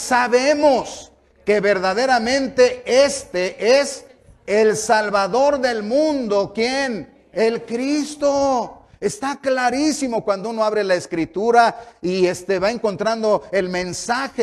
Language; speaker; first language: Spanish; native; Spanish